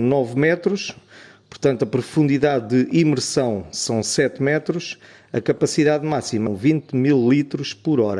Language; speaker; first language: Portuguese; native; Portuguese